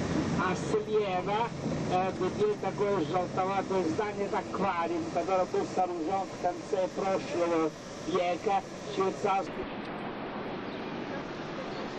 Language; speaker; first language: Russian; non-native, fluent; Italian